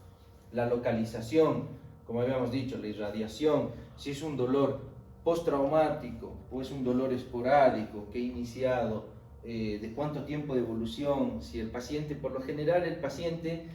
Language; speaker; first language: Spanish; native; Spanish